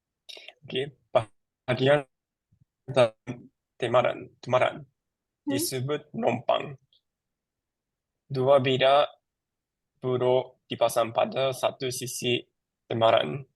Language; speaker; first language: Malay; non-native, learner; Japanese